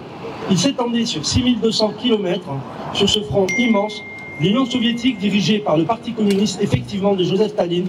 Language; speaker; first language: French; native; French